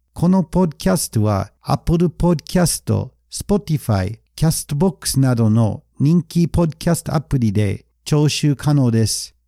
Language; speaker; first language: Japanese; non-native, fluent; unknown